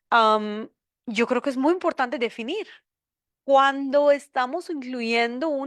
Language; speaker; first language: Spanish; non-native, learner; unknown